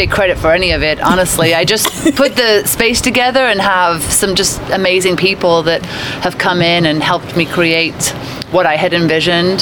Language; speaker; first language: English; native; English